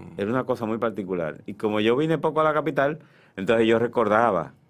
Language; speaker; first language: Spanish; native; Spanish